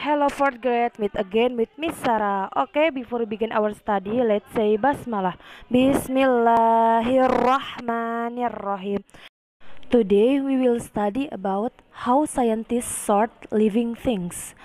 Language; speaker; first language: English; non-native, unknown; Indonesian